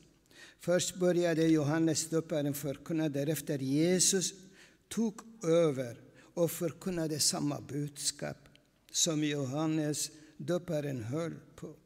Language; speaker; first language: Swedish; non-native, fluent; Aramaic